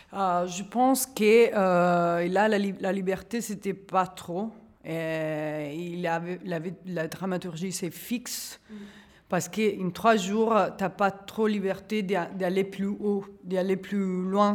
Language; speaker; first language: French; non-native, fluent; Italian